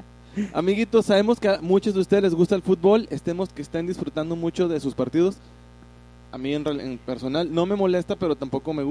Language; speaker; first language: Spanish; native; Spanish